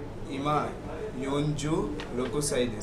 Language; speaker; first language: Japanese; non-native, learner; Bangla